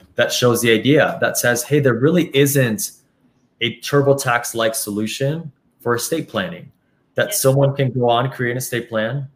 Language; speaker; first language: English; early bilingual, other home language; Spanish